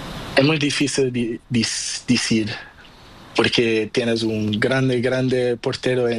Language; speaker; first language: Spanish; non-native, learner; Portuguese